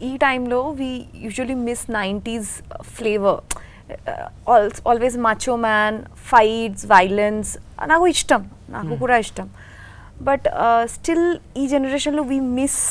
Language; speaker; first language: Telugu; non-native, learner; Bangla